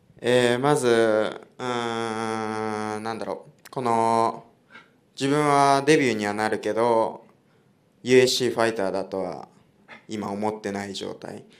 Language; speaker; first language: Japanese; native; Japanese